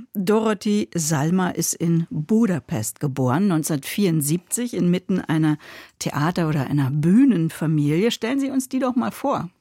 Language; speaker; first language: German; native; German